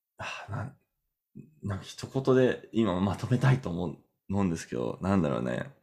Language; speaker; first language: Japanese; non-native, fluent; English